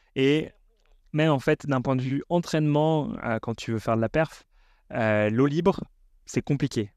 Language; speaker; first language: French; native; French